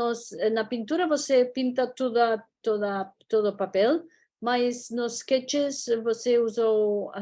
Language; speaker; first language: Portuguese; non-native, fluent; Spanish